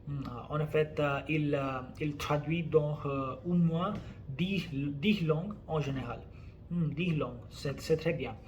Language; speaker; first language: French; non-native, learner; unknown